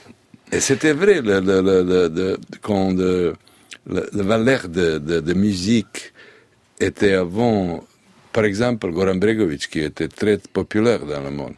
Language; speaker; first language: French; non-native, learner; Serbian